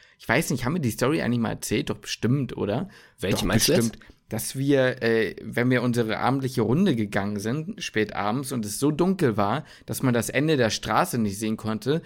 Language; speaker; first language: German; native; German